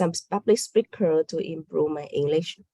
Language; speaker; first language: English; non-native, learner; Vietnamese